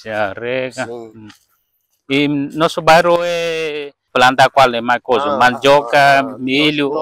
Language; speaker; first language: Portuguese; non-native, learner; Vietnamese